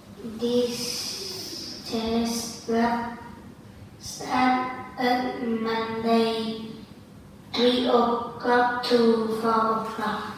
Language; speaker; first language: English; non-native, learner; Vietnamese